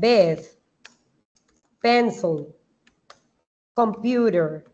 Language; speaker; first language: English; non-native, fluent; Spanish